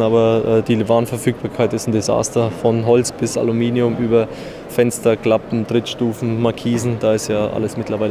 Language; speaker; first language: German; native; German